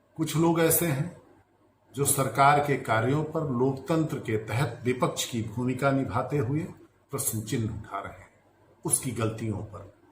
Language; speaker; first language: Hindi; native; Hindi